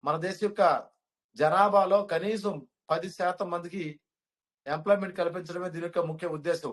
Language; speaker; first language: Telugu; native; Telugu